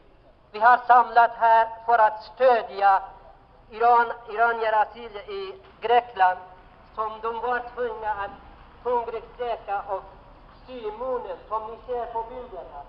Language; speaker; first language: Swedish; non-native, fluent; Persian